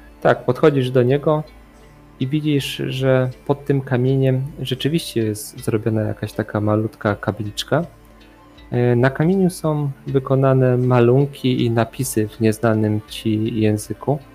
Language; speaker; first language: Polish; native; Polish